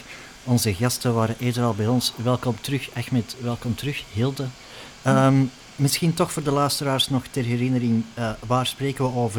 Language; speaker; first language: Dutch; native; Dutch